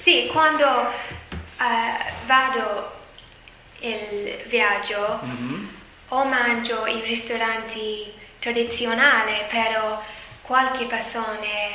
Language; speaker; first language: Italian; non-native, learner; English